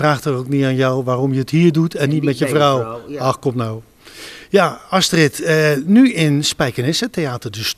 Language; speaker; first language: Dutch; native; Dutch